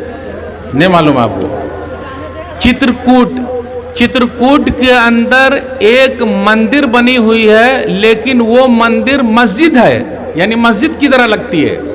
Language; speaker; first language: Hindi; native; Hindi